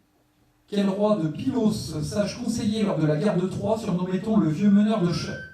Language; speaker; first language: French; native; French